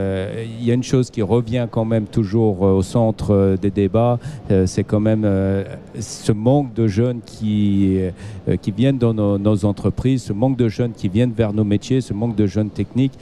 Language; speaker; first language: French; native; French